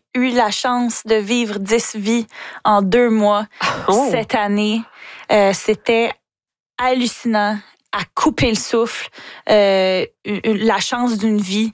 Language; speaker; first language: French; native; French